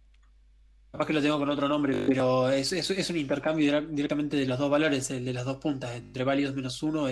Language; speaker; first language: Spanish; native; Spanish